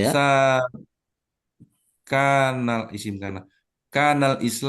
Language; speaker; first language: Arabic; non-native, learner; Indonesian